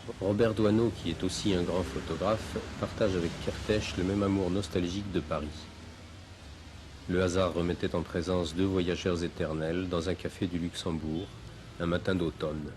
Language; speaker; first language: French; native; French